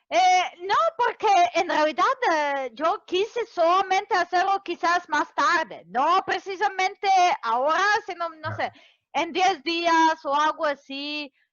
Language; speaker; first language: Spanish; non-native, fluent; Serbian